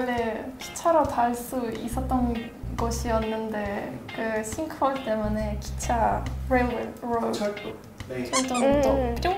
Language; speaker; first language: Korean; non-native, fluent; Russian